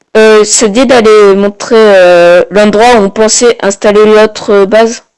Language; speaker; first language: French; native; French